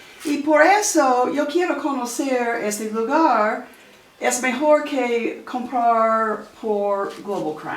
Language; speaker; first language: Spanish; non-native, fluent; English